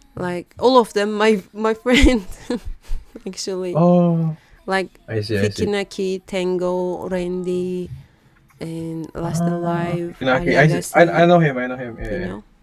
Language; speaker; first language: English; non-native, learner; Turkish